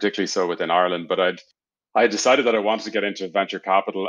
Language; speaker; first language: English; native; English